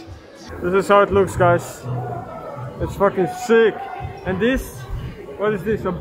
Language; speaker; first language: English; non-native, fluent; Slovenian